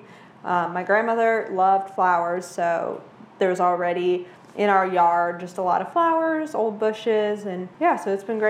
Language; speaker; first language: English; native; English